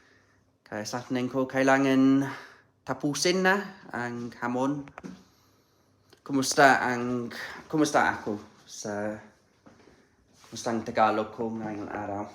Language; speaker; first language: Filipino; non-native, learner; English